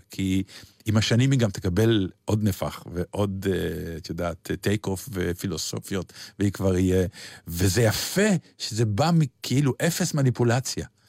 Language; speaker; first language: Hebrew; native; Hebrew